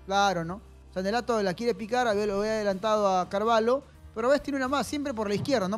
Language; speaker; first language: Spanish; native; Spanish